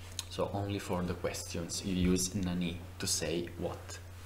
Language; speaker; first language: English; non-native, fluent; Italian